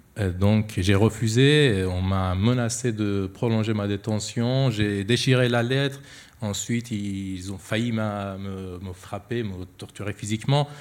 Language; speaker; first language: French; non-native, fluent; Persian